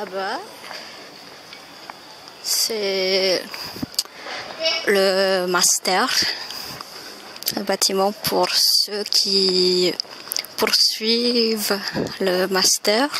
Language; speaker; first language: French; non-native, fluent; Indonesian